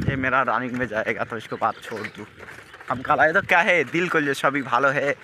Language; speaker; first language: Hindi; non-native, local second language; Bangla